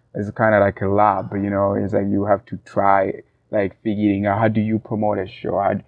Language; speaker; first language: English; non-native, local second language; Rundi